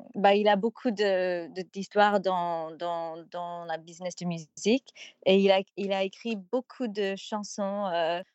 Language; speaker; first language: French; non-native, fluent; English